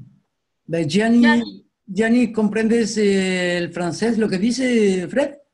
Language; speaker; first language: Spanish; non-native, fluent; French